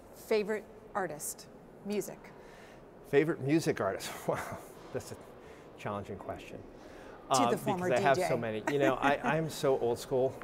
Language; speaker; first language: English; native; English